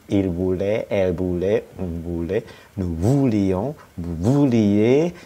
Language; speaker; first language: French; non-native, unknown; Vietnamese